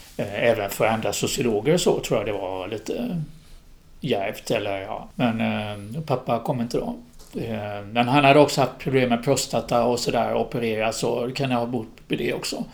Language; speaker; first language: Swedish; native; Swedish